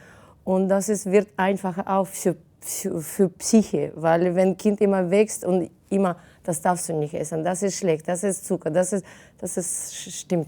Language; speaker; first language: German; non-native, fluent; Russian